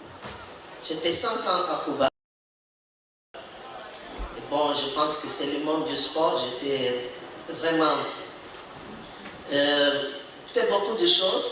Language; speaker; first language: French; non-native, learner; Portuguese